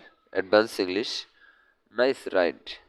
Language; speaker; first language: English; non-native, learner; Bangla